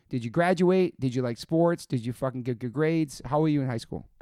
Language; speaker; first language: English; native; English